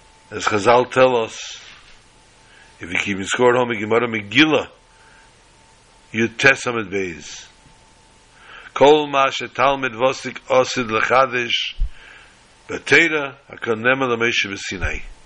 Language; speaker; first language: English; native; English